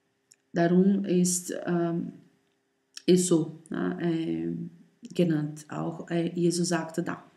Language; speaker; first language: German; non-native, learner; Portuguese